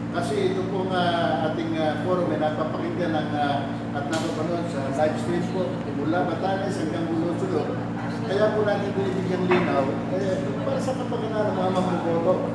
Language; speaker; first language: Filipino; native; Filipino